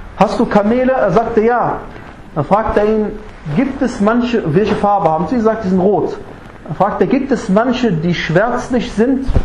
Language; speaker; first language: German; non-native, fluent; Arabic